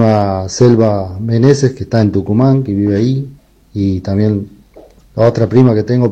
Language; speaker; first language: Spanish; native; Spanish